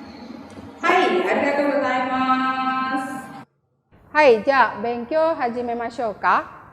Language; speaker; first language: Japanese; non-native, fluent; Indonesian